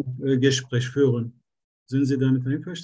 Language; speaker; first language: German; non-native, learner; Turkish